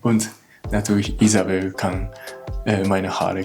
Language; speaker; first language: German; non-native, learner; Japanese